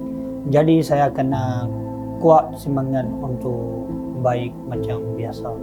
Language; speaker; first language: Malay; non-native, learner; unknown